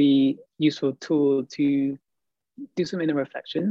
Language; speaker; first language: English; native; English